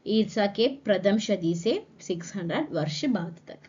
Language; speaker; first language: Hindi; non-native, local second language; Malayalam